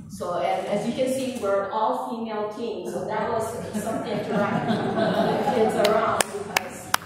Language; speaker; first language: English; native; English